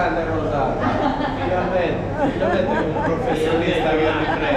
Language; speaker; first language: Italian; native; Italian